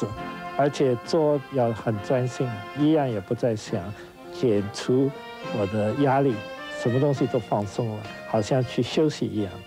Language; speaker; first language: Chinese; non-native, local second language; Wu Chinese